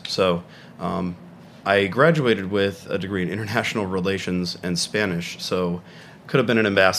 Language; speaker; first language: English; native; English